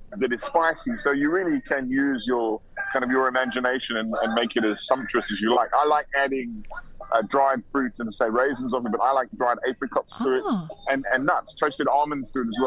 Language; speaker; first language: English; native; English